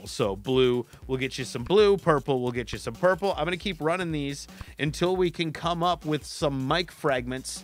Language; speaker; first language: English; native; English